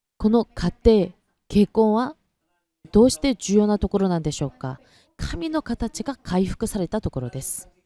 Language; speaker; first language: Japanese; non-native, fluent; Korean